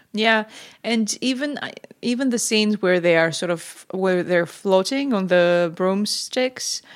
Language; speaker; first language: English; non-native, fluent; Greek